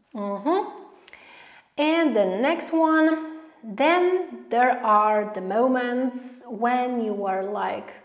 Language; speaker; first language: English; non-native, fluent; Polish